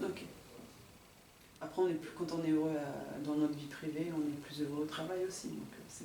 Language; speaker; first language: French; native; French